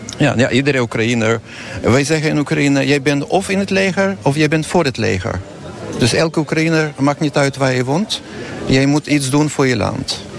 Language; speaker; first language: Dutch; non-native, fluent; Ukrainian